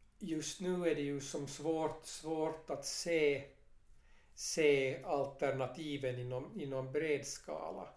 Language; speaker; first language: Swedish; native; Swedish